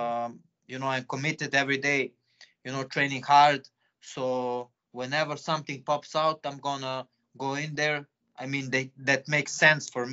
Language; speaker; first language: English; non-native, fluent; Serbian